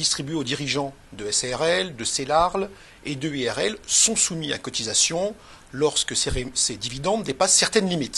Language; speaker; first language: French; native; French